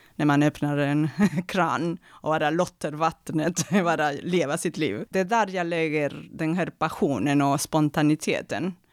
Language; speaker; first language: Swedish; non-native, fluent; Spanish